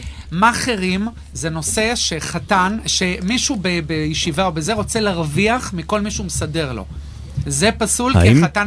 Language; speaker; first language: Hebrew; native; Hebrew